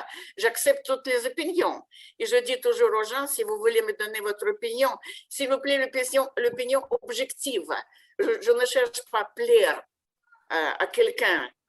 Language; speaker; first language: French; non-native, fluent; Russian